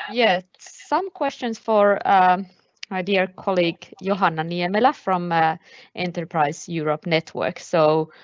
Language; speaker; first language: English; non-native, fluent; Finnish